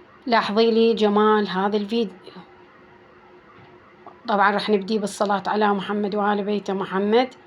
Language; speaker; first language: Arabic; native; Arabic